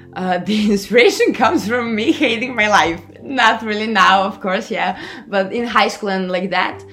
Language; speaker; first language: English; non-native, fluent; Serbian